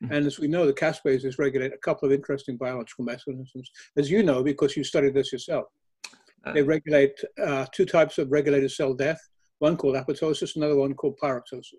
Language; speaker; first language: English; native; English